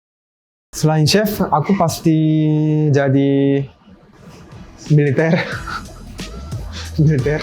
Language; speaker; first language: Indonesian; early bilingual, other home language; Korean